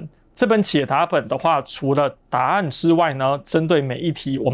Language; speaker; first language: Chinese; native; Chinese